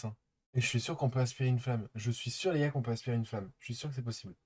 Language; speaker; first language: French; native; French